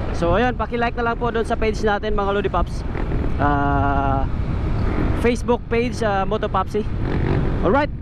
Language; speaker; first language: Filipino; non-native, local second language; Cebuano